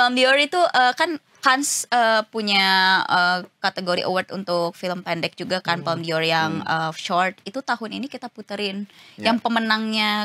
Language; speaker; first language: Indonesian; native; Indonesian